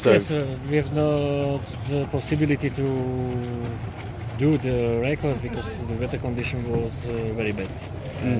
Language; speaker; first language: English; non-native, learner; Slovak